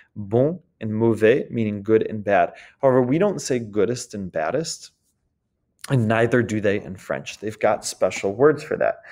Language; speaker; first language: English; native; English